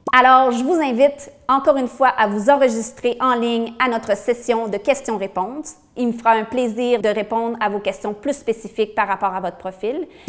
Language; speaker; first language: French; native; French